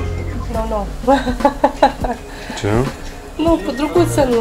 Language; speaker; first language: Russian; native; Russian